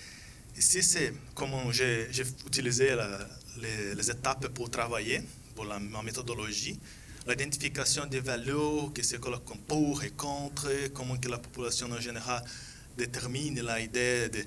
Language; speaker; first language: French; non-native, fluent; Portuguese